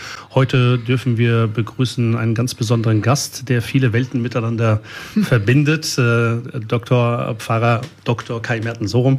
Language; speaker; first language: German; early bilingual, other home language; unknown